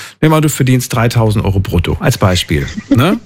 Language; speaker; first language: German; native; German